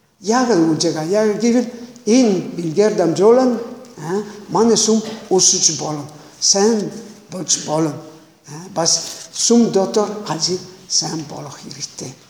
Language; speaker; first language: Mongolian; non-native, learner; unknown